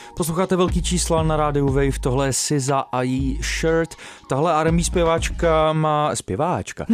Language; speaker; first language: Czech; native; Czech